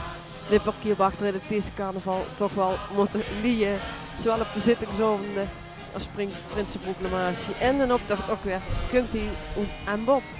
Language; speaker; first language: Dutch; native; Dutch